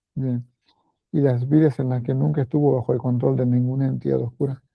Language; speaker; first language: Spanish; native; Spanish